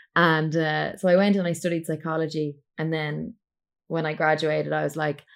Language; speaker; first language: English; native; English